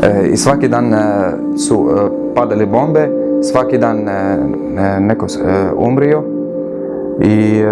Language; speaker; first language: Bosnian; non-native, learner; Arabic